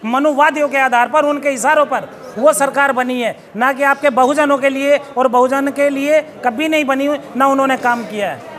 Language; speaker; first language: Hindi; native; Hindi